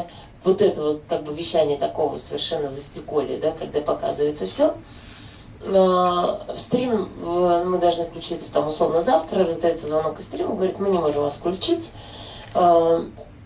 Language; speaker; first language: Russian; native; Russian